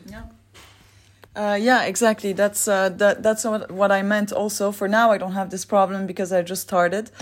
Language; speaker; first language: English; non-native, fluent; French